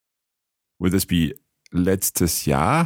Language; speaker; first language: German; non-native, learner; English